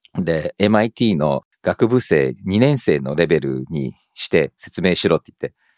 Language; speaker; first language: Japanese; early bilingual, heritage; Japanese